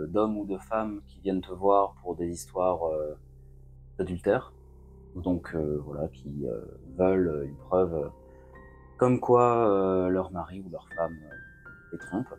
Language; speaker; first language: French; native; French